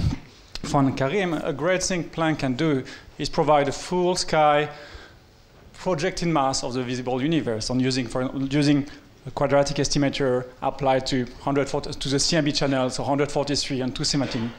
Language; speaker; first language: English; non-native, fluent; French